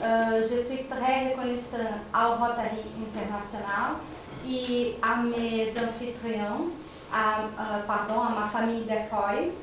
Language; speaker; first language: French; non-native, learner; Portuguese